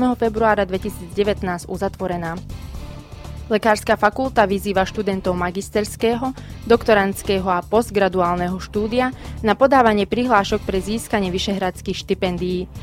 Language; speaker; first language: Slovak; native; Slovak